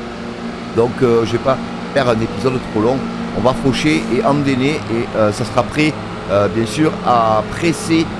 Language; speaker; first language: French; native; French